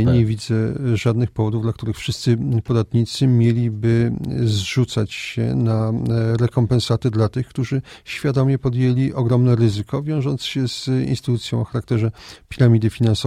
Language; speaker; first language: Polish; native; Polish